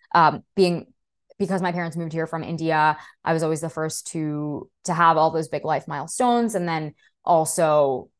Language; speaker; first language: English; early bilingual, other home language; Russian